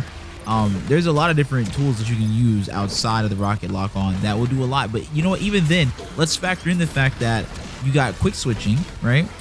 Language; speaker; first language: English; native; English